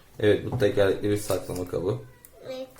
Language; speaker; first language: Turkish; native; Turkish